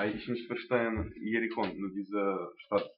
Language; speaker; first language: German; non-native, learner; Russian